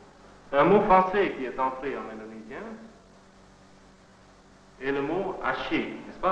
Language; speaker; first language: French; non-native, fluent; Indonesian